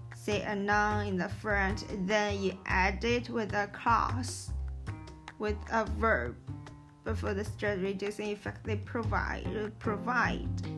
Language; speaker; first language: English; non-native, fluent; Chinese